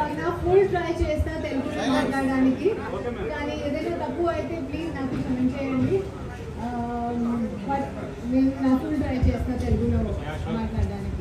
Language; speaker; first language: Telugu; non-native, learner; Hindi